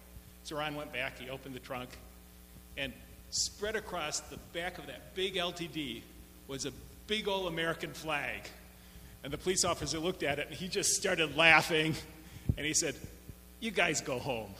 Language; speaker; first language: English; native; English